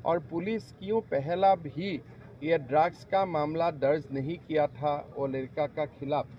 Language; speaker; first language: Hindi; non-native, local second language; Assamese